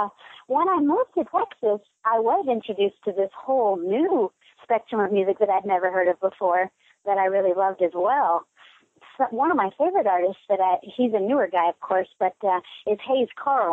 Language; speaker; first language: English; native; English